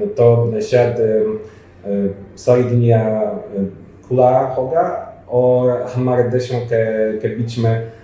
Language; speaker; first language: Hindi; non-native, fluent; Polish